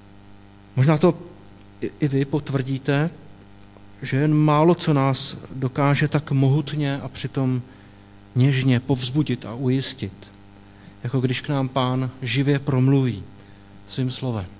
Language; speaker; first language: Czech; native; Czech